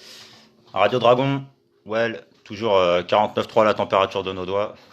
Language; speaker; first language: French; native; French